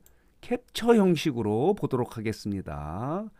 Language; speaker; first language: Korean; native; Korean